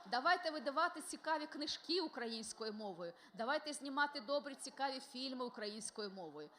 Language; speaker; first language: Ukrainian; non-native, local second language; Russian